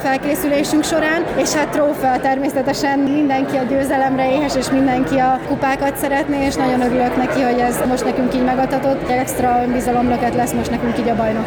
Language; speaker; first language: Hungarian; native; Hungarian